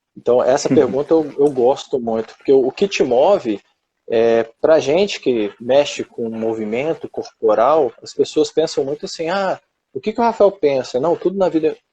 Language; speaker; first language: Portuguese; native; Portuguese